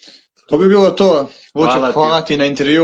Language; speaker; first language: Croatian; native; Croatian